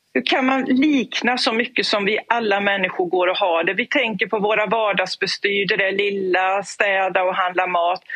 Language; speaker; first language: Swedish; native; Swedish